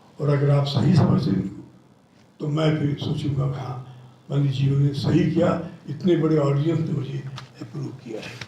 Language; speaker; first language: Hindi; non-native, local second language; Telugu